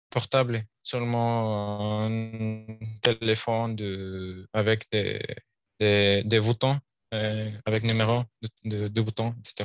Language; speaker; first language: French; non-native, learner; Spanish